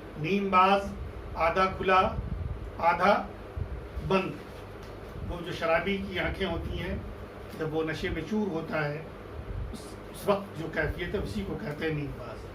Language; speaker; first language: Urdu; native; Urdu